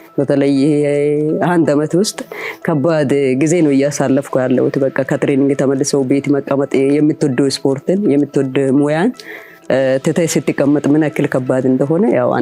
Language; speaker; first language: Amharic; non-native, local second language; Oromo